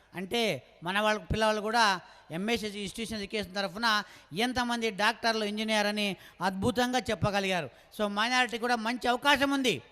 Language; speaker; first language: Telugu; non-native, local second language; Kannada